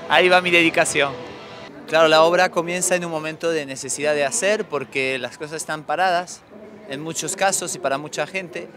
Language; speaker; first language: Spanish; non-native, fluent; French